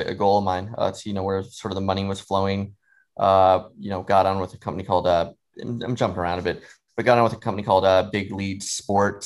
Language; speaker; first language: English; native; English